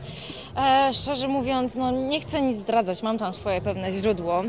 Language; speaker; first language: Polish; native; Polish